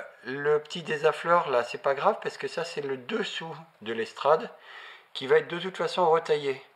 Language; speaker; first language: French; native; French